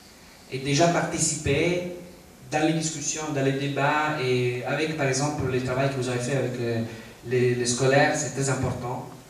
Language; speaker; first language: French; non-native, fluent; Italian